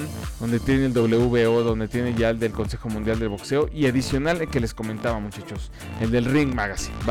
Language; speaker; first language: Spanish; native; Spanish